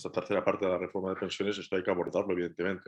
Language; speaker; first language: Spanish; native; Spanish